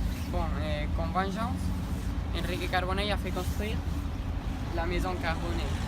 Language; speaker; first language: French; non-native, fluent; Spanish